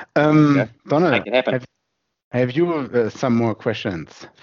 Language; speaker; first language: English; non-native, fluent; German